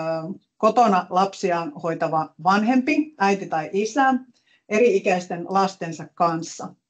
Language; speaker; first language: Finnish; native; Finnish